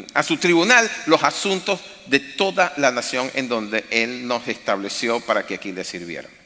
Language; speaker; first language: Spanish; native; Spanish